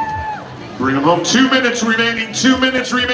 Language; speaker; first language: English; native; English